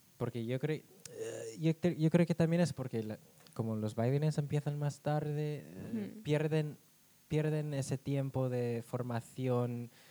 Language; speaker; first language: Spanish; non-native, fluent; English